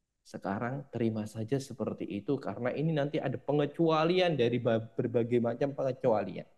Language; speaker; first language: Indonesian; native; Indonesian